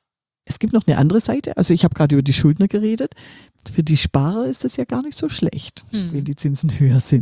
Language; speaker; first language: German; native; German